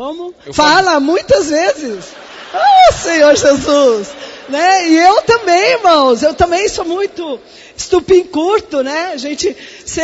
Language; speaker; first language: Portuguese; native; Portuguese